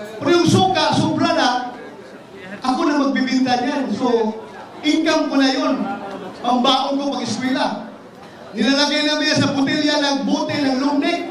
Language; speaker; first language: Filipino; non-native, local second language; Cebuano